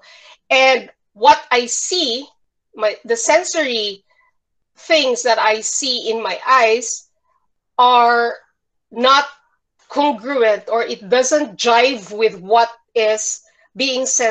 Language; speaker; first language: English; non-native, local second language; Cebuano